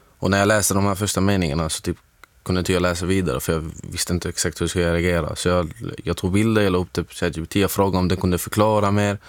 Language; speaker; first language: Swedish; non-native, fluent; Arabic